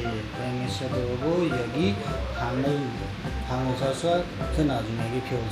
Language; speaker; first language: Korean; non-native, learner; Nepali